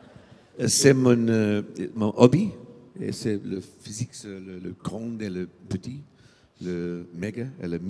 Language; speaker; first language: French; non-native, learner; English